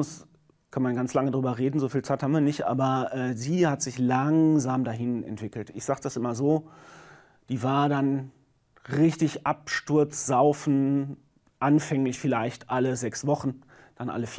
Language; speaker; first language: German; native; German